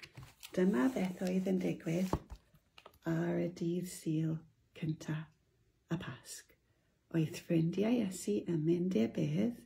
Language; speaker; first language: Welsh; non-native, local second language; English